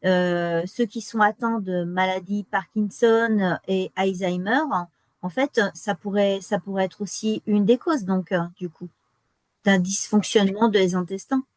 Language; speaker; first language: French; native; French